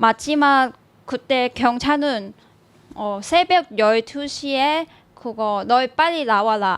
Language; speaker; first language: Korean; non-native, learner; Cantonese